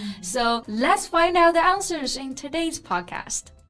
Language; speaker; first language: English; non-native, fluent; Chinese